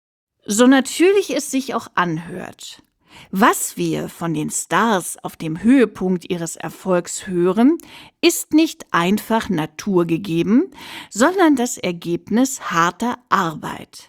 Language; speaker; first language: German; native; German